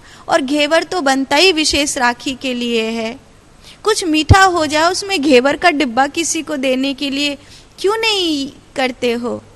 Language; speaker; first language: Hindi; native; Hindi